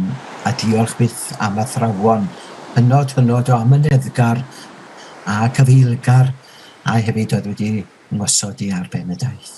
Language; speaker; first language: Welsh; native; Welsh